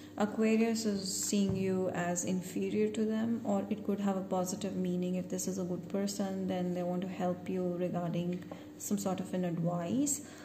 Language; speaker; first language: English; non-native, local second language; Hindi